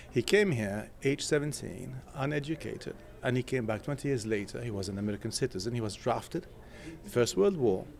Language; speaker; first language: English; non-native, fluent; Arabic